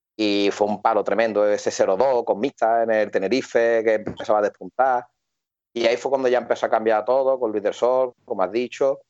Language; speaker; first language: Spanish; native; Spanish